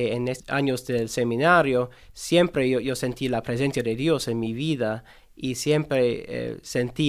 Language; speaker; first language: Spanish; non-native, learner; English